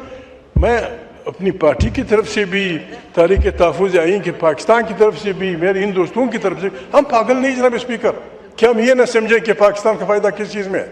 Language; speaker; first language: Urdu; non-native, local second language; Pashto